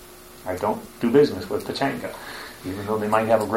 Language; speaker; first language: English; native; English